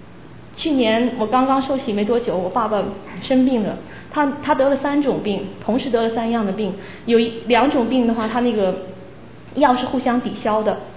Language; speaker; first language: Chinese; native; Chinese